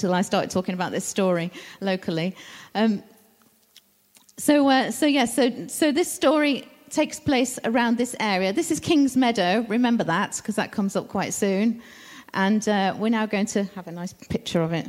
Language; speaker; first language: English; native; English